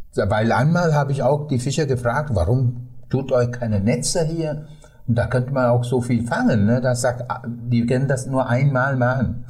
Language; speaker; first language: German; non-native, fluent; Sinhala